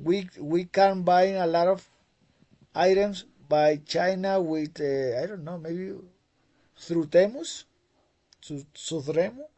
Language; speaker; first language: English; non-native, fluent; Spanish